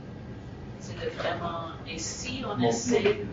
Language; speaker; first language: French; non-native, learner; English